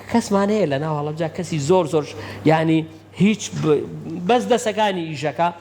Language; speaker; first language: Central Kurdish; native; Central Kurdish